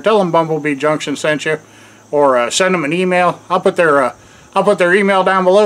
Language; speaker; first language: English; native; English